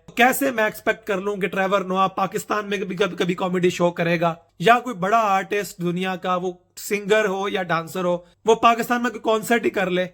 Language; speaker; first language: Urdu; native; Urdu